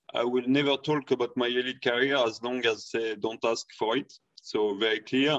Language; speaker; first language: English; non-native, fluent; French